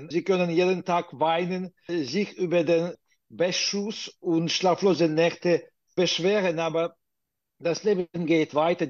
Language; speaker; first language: German; non-native, fluent; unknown